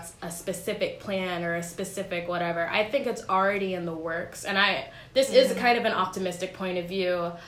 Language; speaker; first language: English; native; English